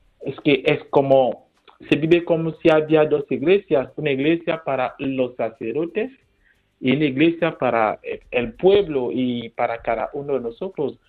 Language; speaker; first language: Spanish; non-native, fluent; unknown